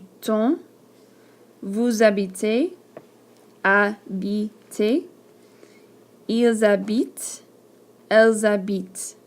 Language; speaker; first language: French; non-native, fluent; English